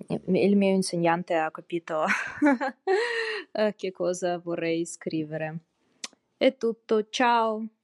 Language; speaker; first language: Italian; non-native, learner; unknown